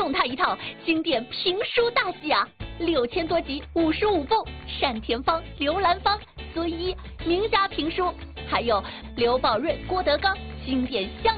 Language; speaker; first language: Chinese; native; Chinese